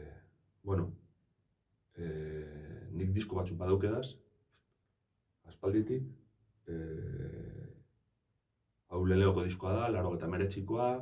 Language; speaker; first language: Basque; native; Basque